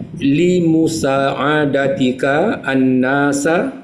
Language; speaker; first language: Arabic; non-native, learner; Indonesian